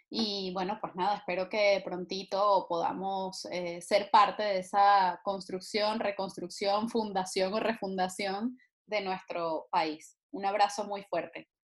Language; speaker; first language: Spanish; native; Spanish